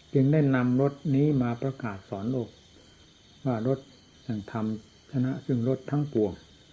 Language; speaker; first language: Thai; non-native, local second language; Northeastern Thai